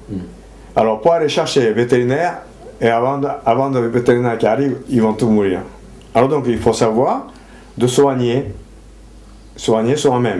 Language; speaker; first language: French; non-native, fluent; Japanese